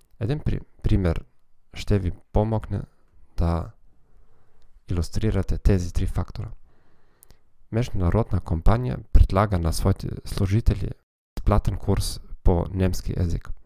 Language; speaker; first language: Macedonian; non-native, learner; German